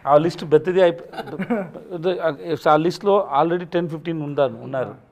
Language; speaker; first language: Telugu; non-native, learner; Tamil